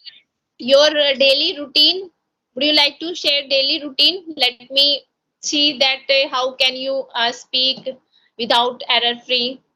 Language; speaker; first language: English; non-native, local second language; Hindi